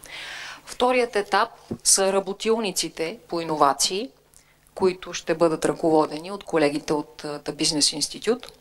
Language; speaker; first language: Bulgarian; native; Bulgarian